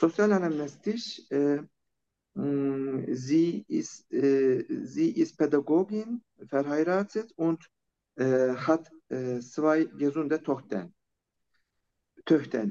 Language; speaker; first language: German; non-native, learner; Turkish